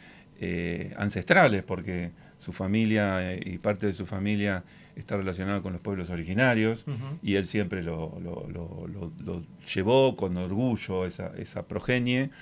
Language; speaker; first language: Spanish; native; Spanish